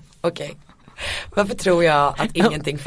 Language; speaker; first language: Swedish; native; Swedish